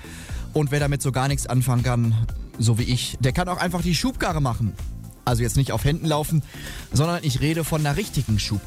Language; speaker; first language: German; native; German